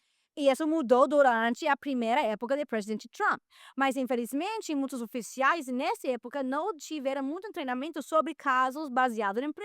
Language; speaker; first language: Portuguese; non-native, fluent; Spanish